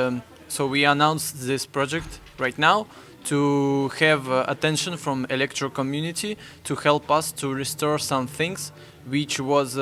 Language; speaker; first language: English; non-native, fluent; Russian